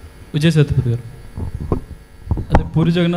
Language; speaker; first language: Telugu; native; Telugu